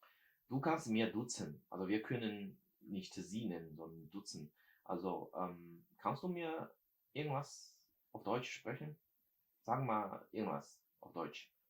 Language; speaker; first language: German; non-native, learner; Chinese